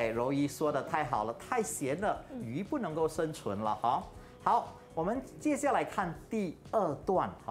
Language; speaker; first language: Chinese; native; Chinese